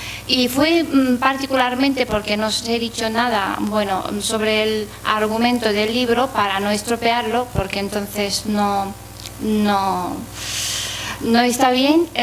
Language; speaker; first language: Spanish; non-native, fluent; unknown